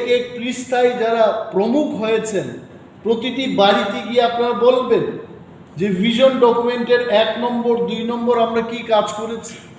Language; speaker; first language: Bangla; non-native, local second language; Kok Borok